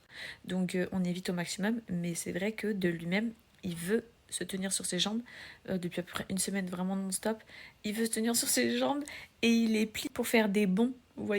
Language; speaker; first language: French; native; French